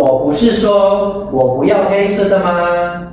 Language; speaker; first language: Chinese; non-native, fluent; Indonesian